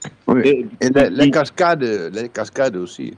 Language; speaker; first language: French; non-native, fluent; Dutch